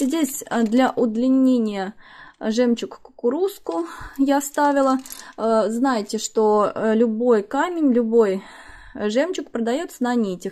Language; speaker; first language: Russian; native; Russian